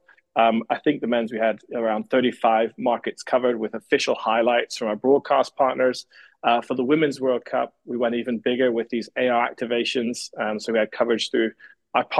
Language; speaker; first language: English; native; English